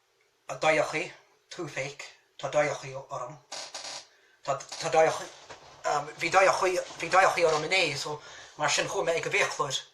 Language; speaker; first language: Irish; native; Irish